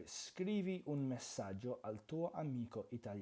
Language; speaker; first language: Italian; non-native, fluent; English